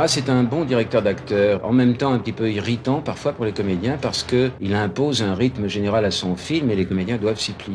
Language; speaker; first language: French; native; French